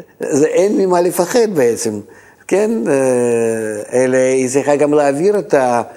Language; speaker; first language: Hebrew; non-native, fluent; Russian